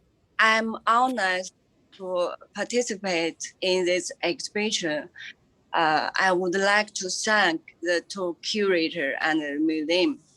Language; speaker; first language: English; non-native, fluent; Chinese